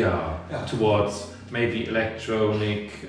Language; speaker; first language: English; non-native, fluent; German